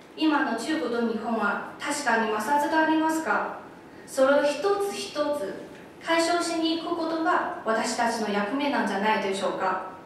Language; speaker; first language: Japanese; non-native, fluent; Chinese